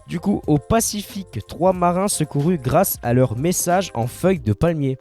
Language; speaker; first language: French; native; French